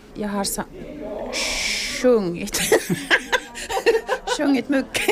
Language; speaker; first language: Swedish; non-native, local second language; Finnish